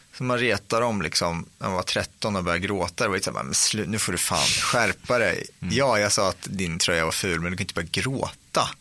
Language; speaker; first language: Swedish; native; Swedish